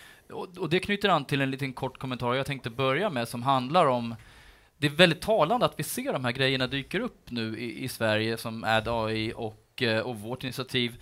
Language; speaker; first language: Swedish; native; Swedish